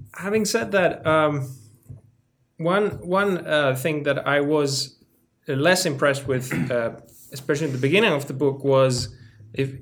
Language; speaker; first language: English; non-native, fluent; Finnish